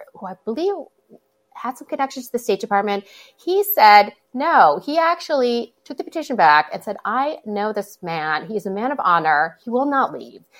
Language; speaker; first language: English; native; English